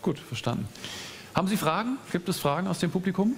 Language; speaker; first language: German; native; German